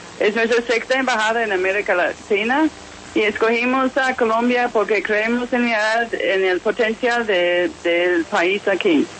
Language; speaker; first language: Spanish; non-native, fluent; English